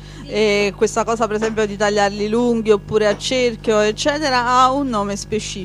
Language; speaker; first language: Italian; native; Italian